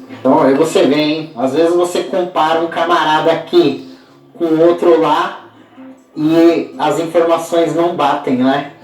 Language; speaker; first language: Portuguese; native; Portuguese